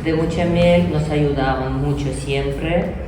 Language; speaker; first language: Spanish; non-native, learner; Ukrainian